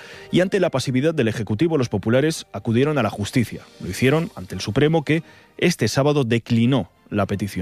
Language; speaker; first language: Spanish; native; Spanish